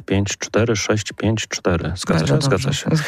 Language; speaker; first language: Polish; native; Polish